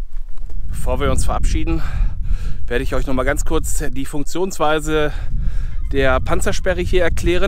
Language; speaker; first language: German; native; German